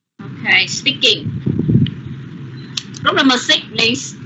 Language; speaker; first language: English; non-native, learner; Vietnamese